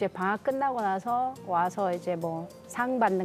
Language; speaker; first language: Korean; native; Korean